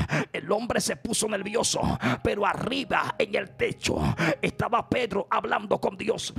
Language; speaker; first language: Spanish; native; Spanish